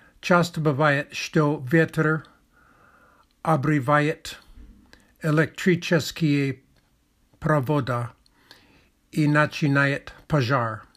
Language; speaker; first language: Russian; non-native, learner; English